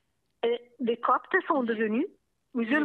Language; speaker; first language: French; non-native, fluent; Arabic